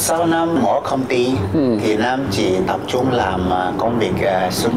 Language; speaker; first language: Vietnamese; non-native, learner; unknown